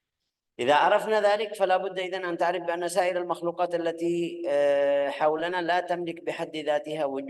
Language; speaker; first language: Arabic; native; Arabic